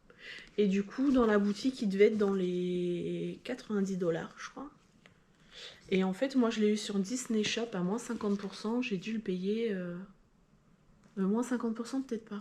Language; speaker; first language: French; native; French